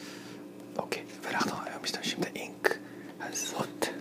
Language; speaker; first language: Hebrew; non-native, fluent; English